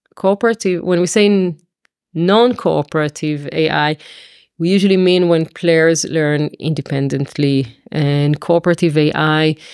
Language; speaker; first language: English; non-native, fluent; Hebrew